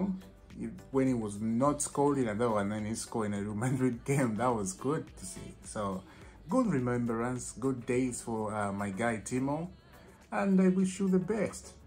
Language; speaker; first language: English; non-native, fluent; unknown